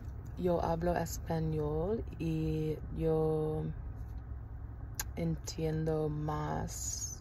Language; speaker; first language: Spanish; non-native, learner; English